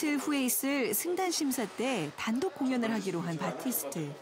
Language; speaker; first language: Korean; native; Korean